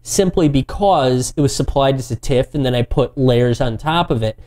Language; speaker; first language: English; native; English